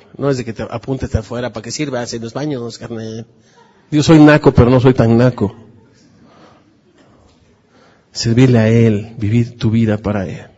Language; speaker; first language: Spanish; native; Spanish